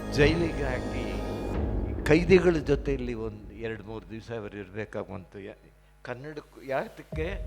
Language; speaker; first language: Kannada; non-native, local second language; Telugu